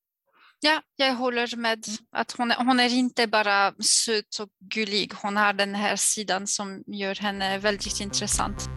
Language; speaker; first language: Swedish; non-native, fluent; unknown